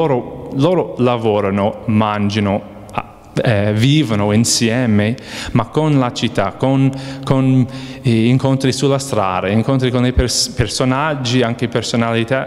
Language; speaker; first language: Italian; non-native, fluent; English